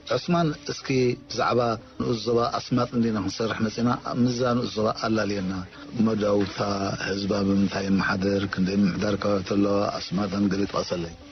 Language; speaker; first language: Tigrinya; native; Tigrinya